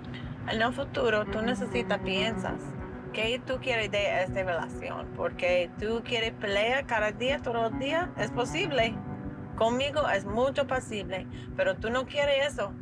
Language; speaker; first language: Spanish; non-native, learner; English